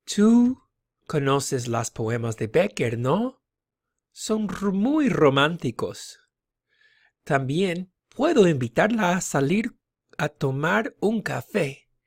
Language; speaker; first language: Spanish; non-native, fluent; English